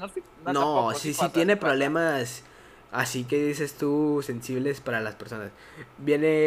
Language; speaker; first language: Spanish; native; Spanish